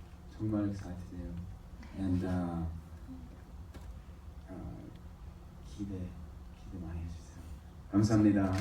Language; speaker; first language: Korean; early bilingual, heritage; English